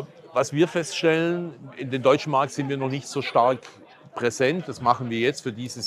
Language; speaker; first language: German; native; German